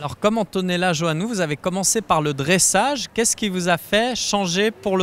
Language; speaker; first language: French; native; French